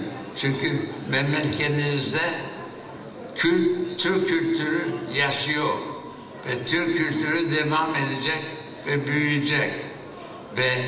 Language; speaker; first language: Turkish; early bilingual, heritage; Turkish